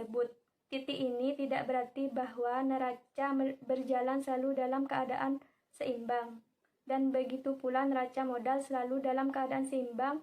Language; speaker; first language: Indonesian; native; Indonesian